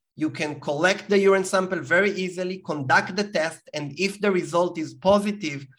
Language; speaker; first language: English; non-native, fluent; Hebrew